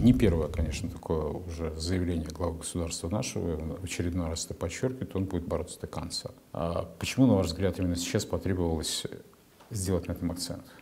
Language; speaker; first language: Russian; native; Russian